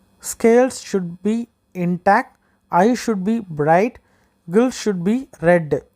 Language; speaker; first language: English; non-native, local second language; Tamil